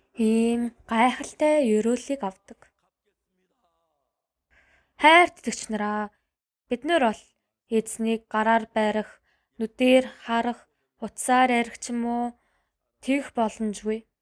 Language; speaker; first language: Mongolian; non-native, fluent; Korean